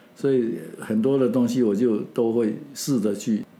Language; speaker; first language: Chinese; non-native, local second language; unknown